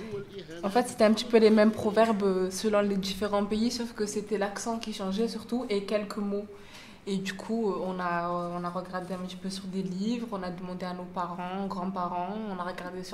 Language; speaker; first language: French; early bilingual, other home language; Arabic